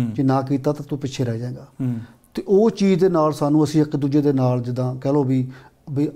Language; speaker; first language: Punjabi; native; Punjabi